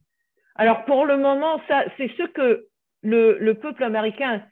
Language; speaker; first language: French; non-native, fluent; English